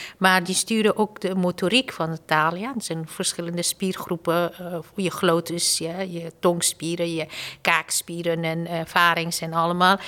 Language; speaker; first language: Dutch; non-native, fluent; Persian